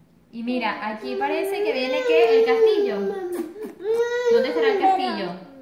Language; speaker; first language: Spanish; native; Spanish